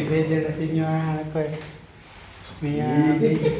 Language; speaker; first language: Italian; non-native, learner; Filipino